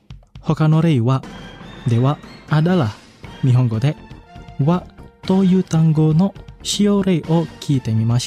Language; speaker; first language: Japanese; non-native, fluent; Indonesian